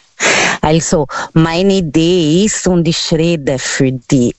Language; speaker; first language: German; non-native, learner; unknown